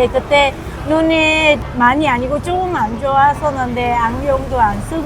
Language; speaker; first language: Korean; non-native, learner; Vietnamese